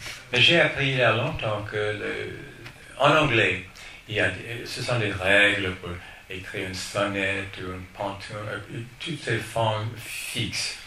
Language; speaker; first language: French; non-native, fluent; English